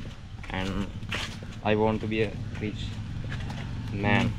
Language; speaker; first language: English; non-native, learner; Sinhala